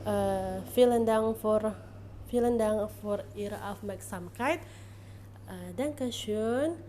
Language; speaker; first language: German; non-native, fluent; Indonesian